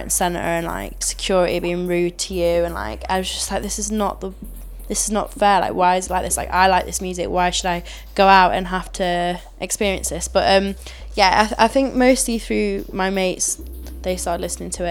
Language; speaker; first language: English; native; English